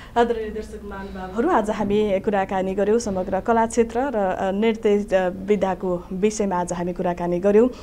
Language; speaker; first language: Nepali; native; Nepali